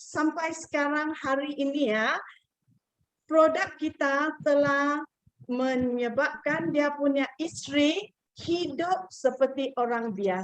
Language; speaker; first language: Indonesian; non-native, local second language; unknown